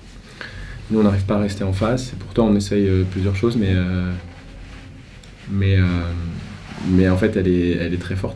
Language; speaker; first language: French; native; French